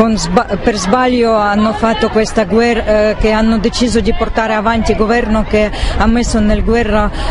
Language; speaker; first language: Italian; non-native, learner; Russian